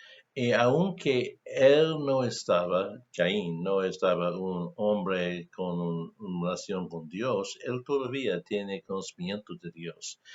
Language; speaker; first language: Spanish; non-native, fluent; English